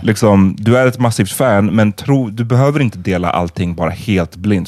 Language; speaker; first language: Swedish; native; Swedish